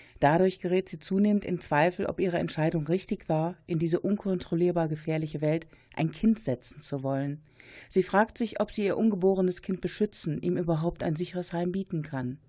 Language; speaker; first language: German; native; German